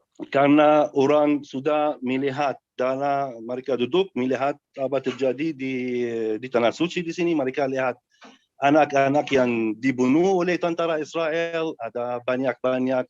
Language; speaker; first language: Indonesian; non-native, learner; Arabic